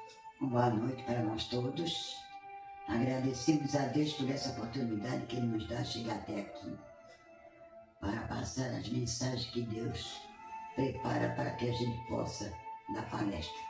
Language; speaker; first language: Portuguese; native; Portuguese